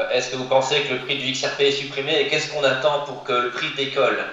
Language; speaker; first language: French; native; French